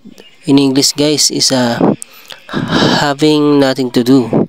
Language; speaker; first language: English; non-native, local second language; Filipino